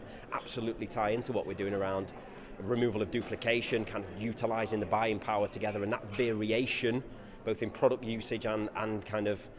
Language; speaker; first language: English; native; English